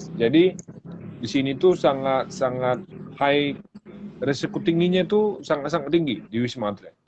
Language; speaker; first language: Indonesian; native; Indonesian